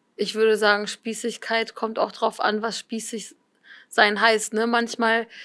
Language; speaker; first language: German; native; German